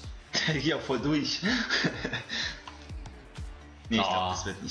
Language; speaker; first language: German; native; German